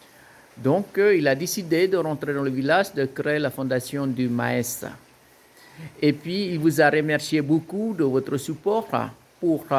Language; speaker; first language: French; non-native, fluent; Indonesian